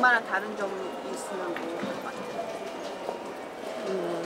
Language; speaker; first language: Korean; early bilingual, heritage; Korean